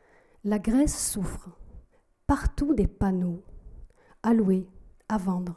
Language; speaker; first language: French; native; French